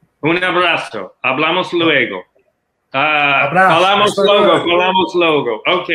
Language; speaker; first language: Portuguese; non-native, learner; English